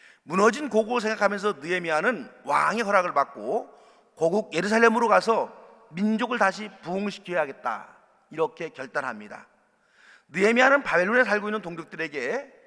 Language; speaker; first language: Korean; native; Korean